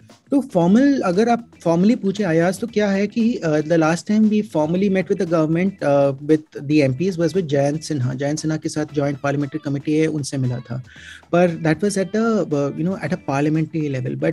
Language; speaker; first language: Hindi; non-native, local second language; Malayalam